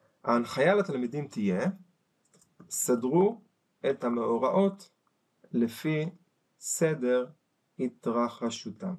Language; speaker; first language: Hebrew; native; Hebrew